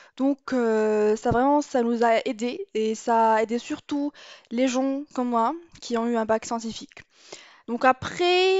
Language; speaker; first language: French; non-native, local second language; Arabic